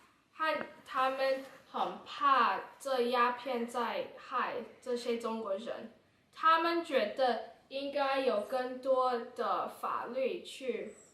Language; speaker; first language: Chinese; non-native, learner; English